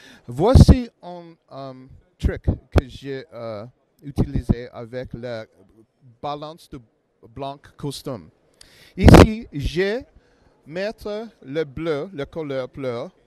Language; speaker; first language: French; non-native, learner; English